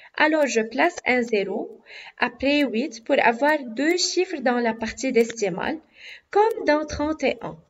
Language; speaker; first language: French; non-native, local second language; Arabic